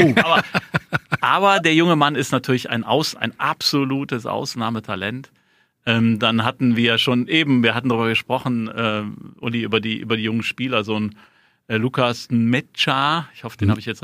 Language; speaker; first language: German; native; German